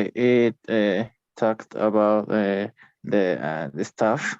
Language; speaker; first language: English; non-native, learner; Spanish